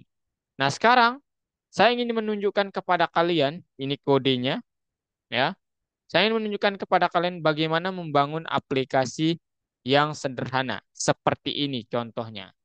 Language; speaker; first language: Indonesian; native; Indonesian